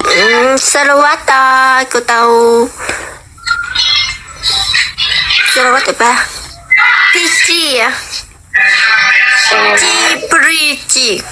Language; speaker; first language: Indonesian; non-native, learner; Vietnamese